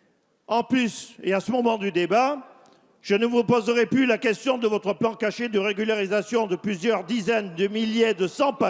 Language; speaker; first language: French; native; French